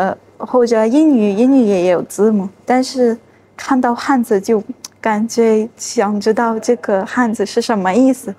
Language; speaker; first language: Chinese; non-native, fluent; Arabic